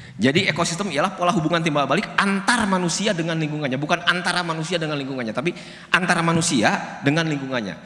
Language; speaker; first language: Indonesian; non-native, local second language; Sundanese